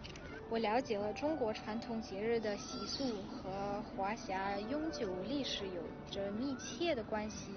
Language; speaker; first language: Chinese; early bilingual, other home language; Russian